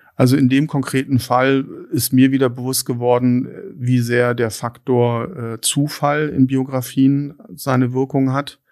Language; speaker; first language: German; native; German